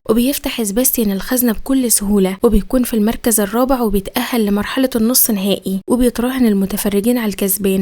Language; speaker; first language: Arabic; native; Arabic